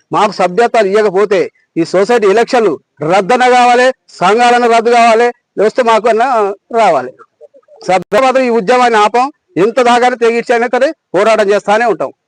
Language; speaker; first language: Telugu; native; Telugu